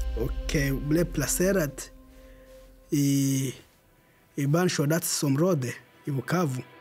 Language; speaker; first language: Swedish; non-native, learner; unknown